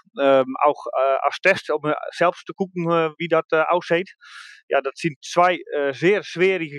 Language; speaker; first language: German; non-native, learner; Dutch